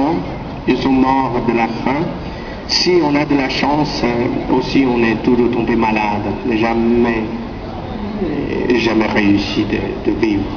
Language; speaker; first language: French; non-native, learner; Korean